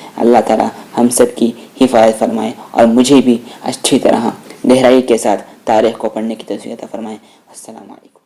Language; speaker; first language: Urdu; native; Urdu